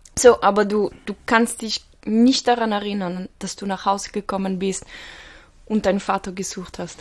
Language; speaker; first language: German; native; German